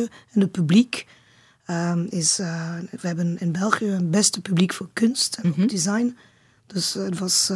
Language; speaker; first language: Dutch; non-native, learner; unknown